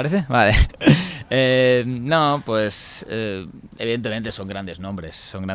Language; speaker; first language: Spanish; native; Spanish